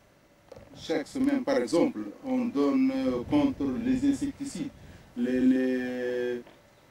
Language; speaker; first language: French; non-native, local second language; Arabic